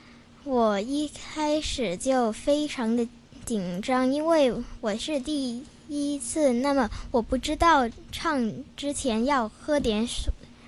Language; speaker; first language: Chinese; non-native, local second language; Cantonese